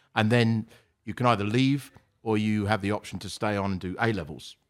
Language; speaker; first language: English; native; English